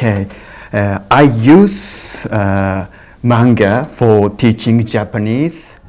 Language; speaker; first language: English; non-native, learner; Japanese